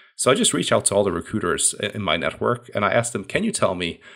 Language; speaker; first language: English; non-native, fluent; Hungarian